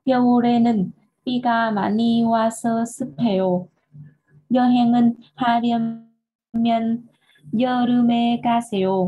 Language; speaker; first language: Korean; non-native, learner; Vietnamese